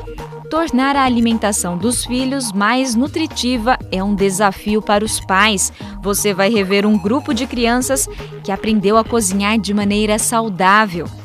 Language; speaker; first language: Portuguese; native; Portuguese